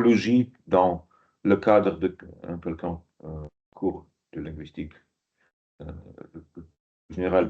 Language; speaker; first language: French; non-native, fluent; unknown